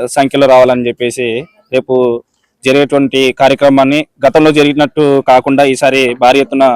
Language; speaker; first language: Telugu; non-native, local second language; Lambadi